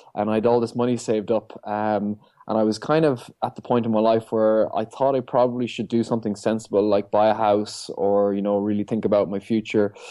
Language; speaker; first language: English; native; English